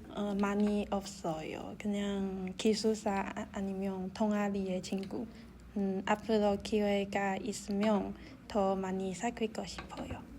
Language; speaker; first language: Korean; non-native, fluent; Chinese